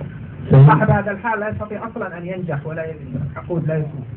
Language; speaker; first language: Arabic; native; Arabic